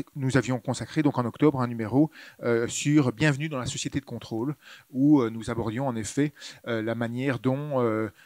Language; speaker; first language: French; native; French